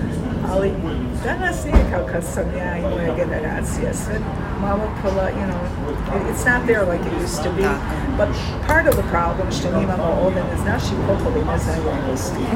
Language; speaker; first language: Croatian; early bilingual, heritage; Serbian